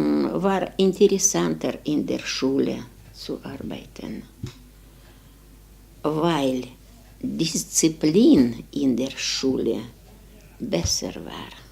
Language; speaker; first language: German; non-native, learner; Ukrainian